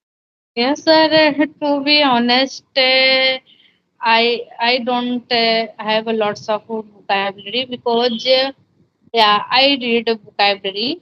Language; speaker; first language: English; non-native, learner; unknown